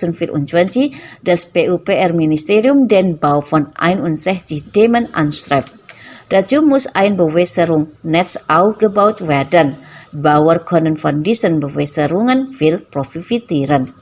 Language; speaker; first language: German; non-native, fluent; Indonesian